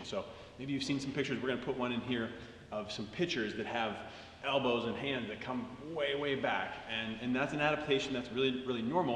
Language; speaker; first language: English; native; English